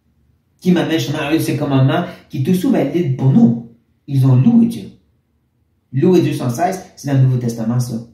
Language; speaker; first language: French; native; French